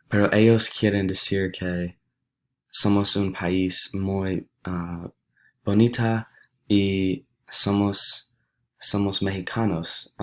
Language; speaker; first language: Spanish; non-native, learner; English